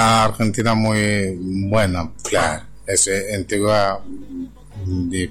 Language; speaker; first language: Spanish; non-native, learner; Bangla